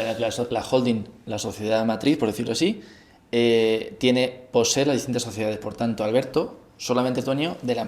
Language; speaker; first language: Spanish; native; Spanish